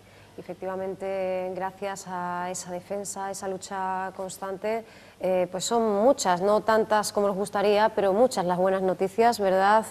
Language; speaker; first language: Spanish; native; Spanish